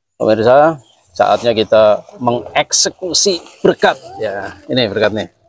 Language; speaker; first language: Indonesian; native; Indonesian